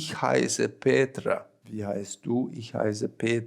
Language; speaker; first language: German; non-native, fluent; Portuguese